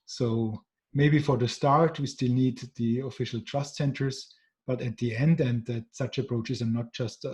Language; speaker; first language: English; non-native, fluent; German